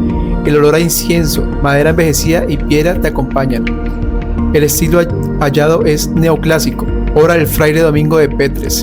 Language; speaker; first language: Spanish; native; Spanish